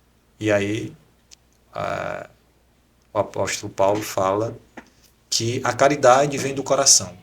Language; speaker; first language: Portuguese; native; Portuguese